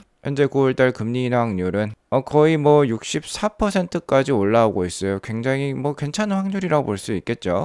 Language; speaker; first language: Korean; native; Korean